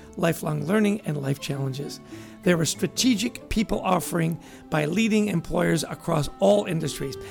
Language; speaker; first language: English; native; English